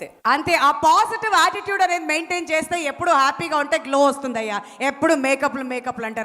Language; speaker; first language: Telugu; native; Telugu